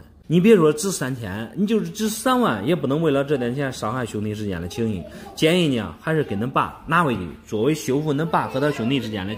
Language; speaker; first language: Chinese; native; Chinese